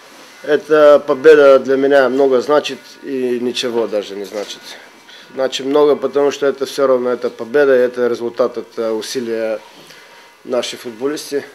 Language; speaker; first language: Russian; non-native, learner; Bulgarian